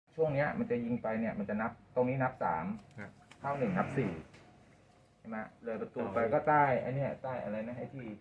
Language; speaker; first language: Thai; native; Thai